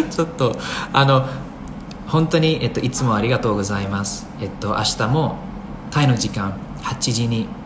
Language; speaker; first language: Japanese; non-native, fluent; English